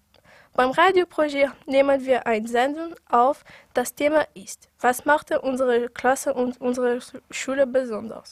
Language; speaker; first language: German; non-native, local second language; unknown